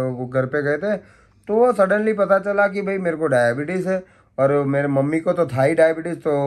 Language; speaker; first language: Hindi; non-native, local second language; Gujarati